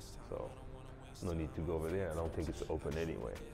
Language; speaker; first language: English; non-native, fluent; French